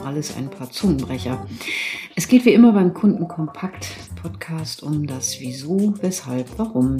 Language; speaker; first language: German; native; German